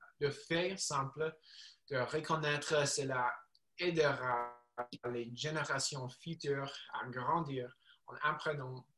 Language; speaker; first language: French; non-native, learner; English